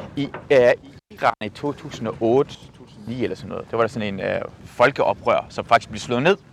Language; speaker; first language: Danish; native; Danish